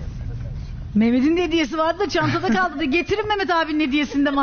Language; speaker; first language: Turkish; native; Turkish